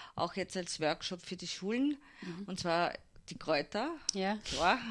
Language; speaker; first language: German; native; German